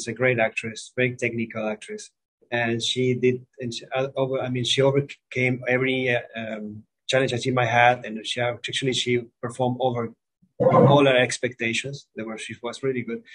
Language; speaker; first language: English; non-native, fluent; Spanish